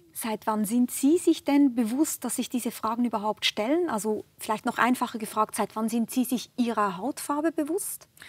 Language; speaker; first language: German; native; German